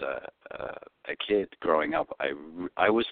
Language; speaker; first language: English; non-native, local second language; Greek